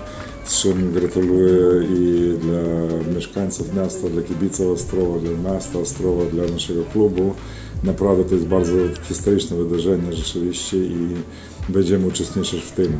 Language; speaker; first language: Polish; non-native, fluent; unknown